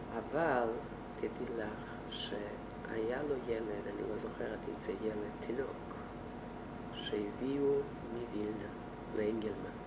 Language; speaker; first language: Hebrew; non-native, fluent; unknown